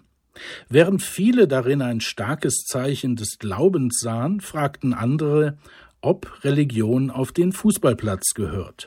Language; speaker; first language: German; native; German